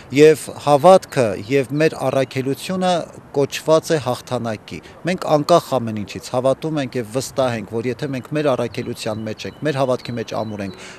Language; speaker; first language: Armenian; native; Armenian